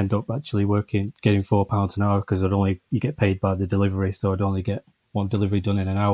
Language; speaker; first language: English; native; English